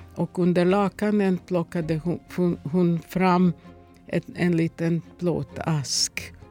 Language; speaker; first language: Swedish; non-native, fluent; Serbian